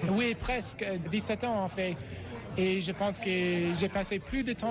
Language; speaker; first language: French; non-native, fluent; English